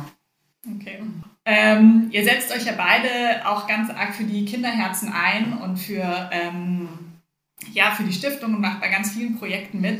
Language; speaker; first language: German; native; German